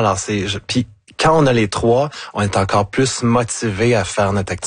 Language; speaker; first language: French; native; French